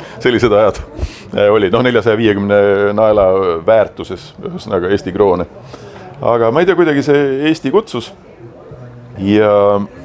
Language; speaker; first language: Estonian; native; Estonian